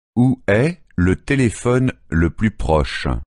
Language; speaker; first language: French; native; French